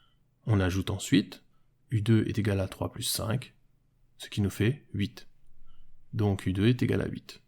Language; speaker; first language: French; native; French